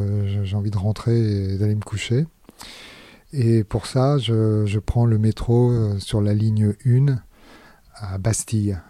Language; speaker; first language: French; native; French